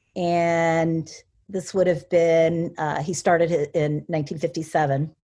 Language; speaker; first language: English; native; English